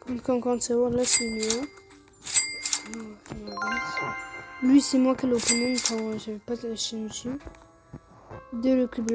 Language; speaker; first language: French; native; French